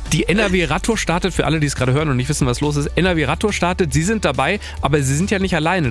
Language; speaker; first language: German; native; German